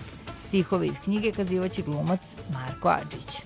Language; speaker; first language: Serbian; native; Serbian